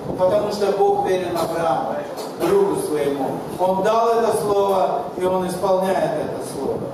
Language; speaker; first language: Russian; non-native, local second language; Kazakh